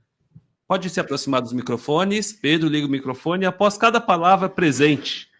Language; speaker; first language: Portuguese; native; Portuguese